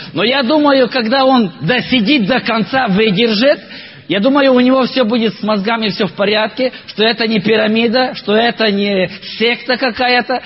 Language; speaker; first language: Russian; non-native, local second language; Ukrainian